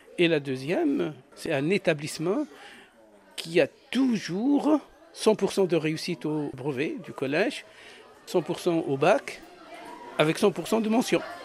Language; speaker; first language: French; native; French